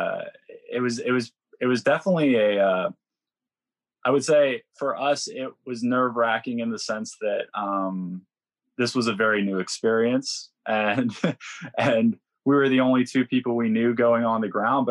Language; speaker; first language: English; native; English